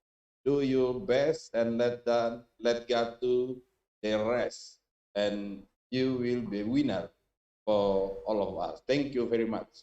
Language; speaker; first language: English; non-native, learner; Indonesian